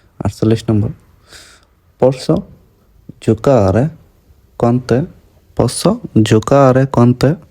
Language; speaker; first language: Italian; non-native, learner; Bangla